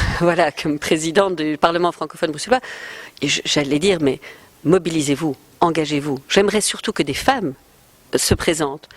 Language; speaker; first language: French; native; French